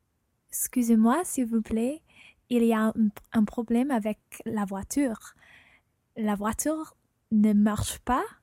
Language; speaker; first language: French; non-native, learner; English